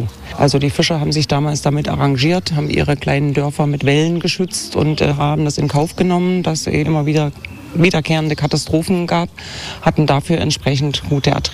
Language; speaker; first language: German; native; German